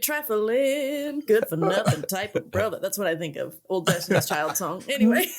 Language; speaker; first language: English; native; English